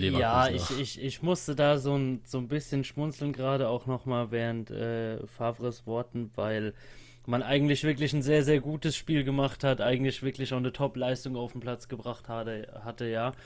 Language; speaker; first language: German; native; German